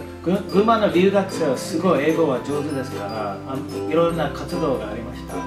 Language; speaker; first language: Japanese; non-native, fluent; English